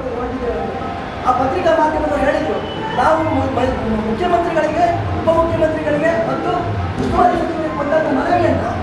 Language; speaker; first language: Kannada; native; Kannada